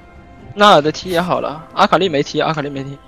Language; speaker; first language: Chinese; native; Chinese